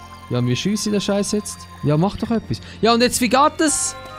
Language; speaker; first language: German; native; German